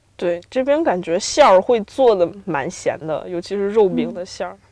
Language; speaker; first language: Chinese; native; Chinese